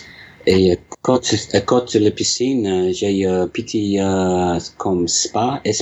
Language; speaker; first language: French; non-native, learner; English